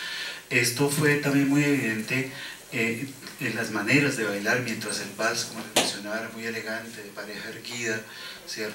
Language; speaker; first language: Spanish; native; Spanish